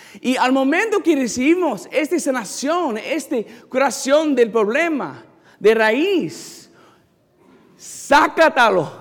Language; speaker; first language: Spanish; non-native, learner; English